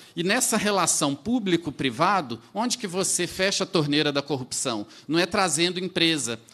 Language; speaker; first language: Portuguese; native; Portuguese